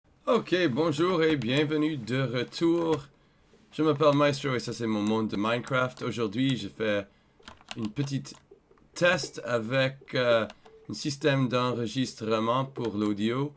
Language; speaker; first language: French; non-native, learner; English